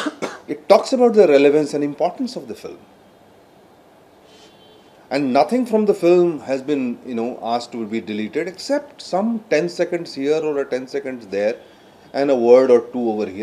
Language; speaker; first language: English; non-native, local second language; Hindi